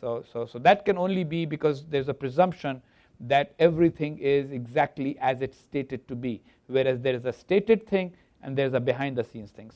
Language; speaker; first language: English; non-native, local second language; Urdu